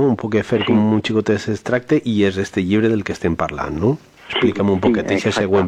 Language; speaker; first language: Catalan; native; Catalan